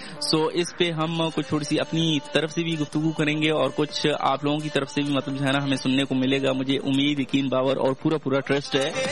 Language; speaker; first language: Urdu; non-native, local second language; Pashto